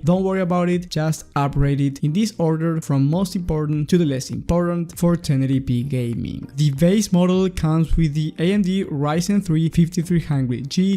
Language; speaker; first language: English; non-native, fluent; Spanish